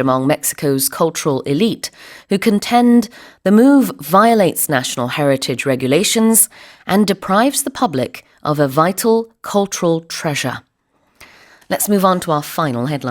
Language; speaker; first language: English; non-native, fluent; Korean